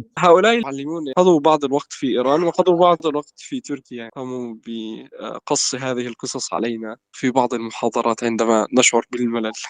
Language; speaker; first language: Arabic; native; Arabic